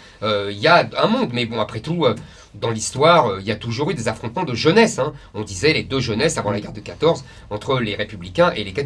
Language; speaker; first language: French; native; French